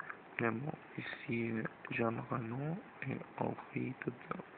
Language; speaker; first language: French; non-native, learner; Spanish